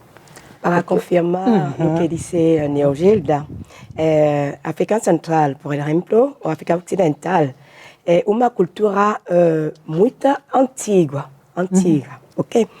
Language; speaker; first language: Portuguese; non-native, learner; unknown